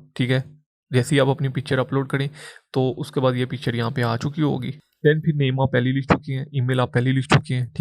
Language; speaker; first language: Urdu; non-native, local second language; Punjabi